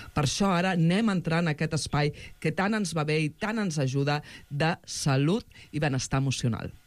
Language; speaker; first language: Catalan; native; Catalan